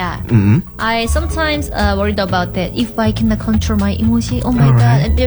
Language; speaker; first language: English; non-native, learner; Korean